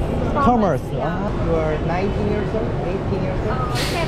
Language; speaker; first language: English; non-native, learner; Korean